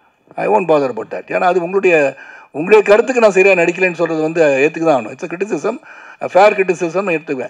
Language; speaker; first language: Tamil; native; Tamil